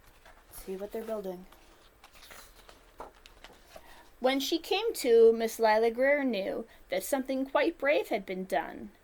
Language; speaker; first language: English; native; English